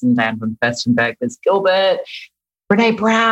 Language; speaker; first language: English; native; English